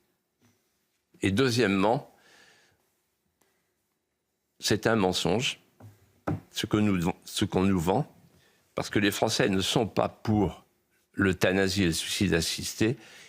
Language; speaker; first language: French; native; French